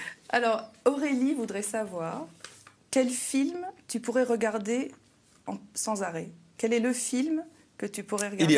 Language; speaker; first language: French; native; French